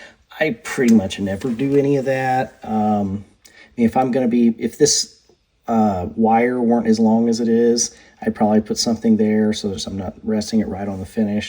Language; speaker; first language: English; native; English